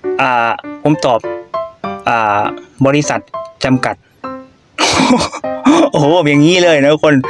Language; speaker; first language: Thai; non-native, local second language; Northeastern Thai